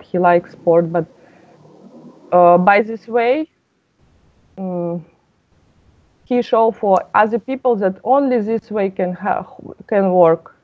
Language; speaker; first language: English; non-native, learner; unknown